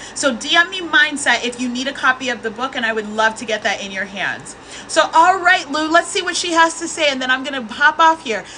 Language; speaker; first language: English; native; English